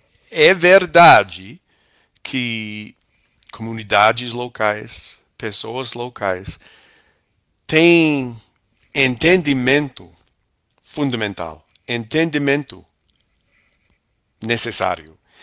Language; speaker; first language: Portuguese; non-native, learner; English